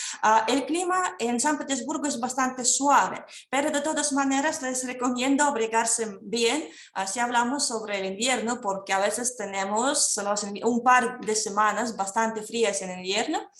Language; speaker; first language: Spanish; non-native, fluent; Russian